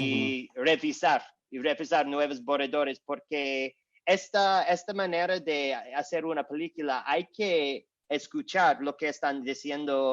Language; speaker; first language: Spanish; non-native, learner; English